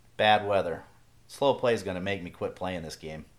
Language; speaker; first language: English; native; English